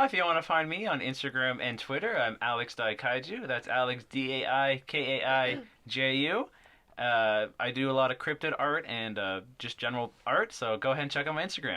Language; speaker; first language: English; native; English